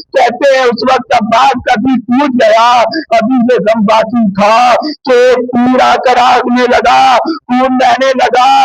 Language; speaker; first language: Urdu; native; Urdu